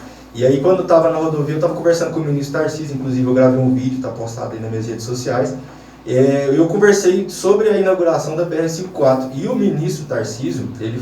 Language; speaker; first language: Portuguese; native; Portuguese